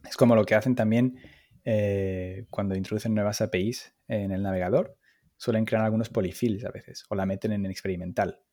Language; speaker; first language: Spanish; native; Spanish